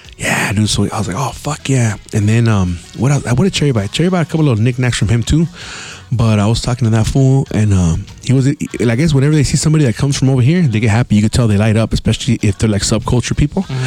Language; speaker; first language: English; early bilingual, other home language; Spanish